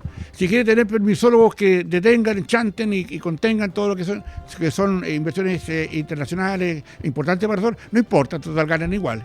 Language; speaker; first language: Spanish; native; Spanish